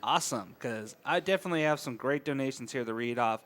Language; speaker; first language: English; native; English